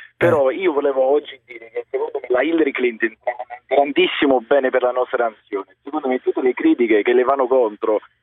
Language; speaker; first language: Italian; early bilingual, heritage; English